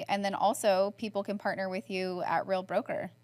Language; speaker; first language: English; native; English